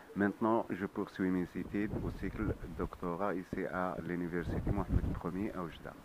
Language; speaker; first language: French; non-native, local second language; Arabic